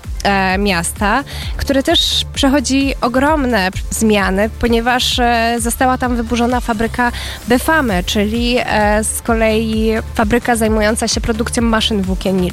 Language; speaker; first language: Polish; native; Polish